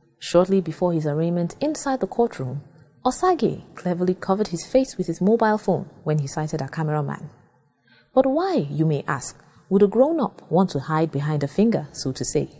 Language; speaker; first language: English; non-native, local second language; Yoruba